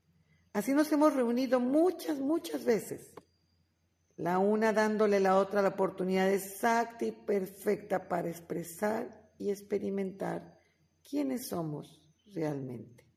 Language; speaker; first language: Spanish; native; Spanish